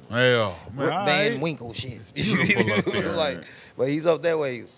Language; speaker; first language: English; native; English